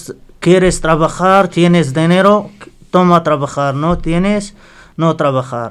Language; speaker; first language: Spanish; non-native, learner; Arabic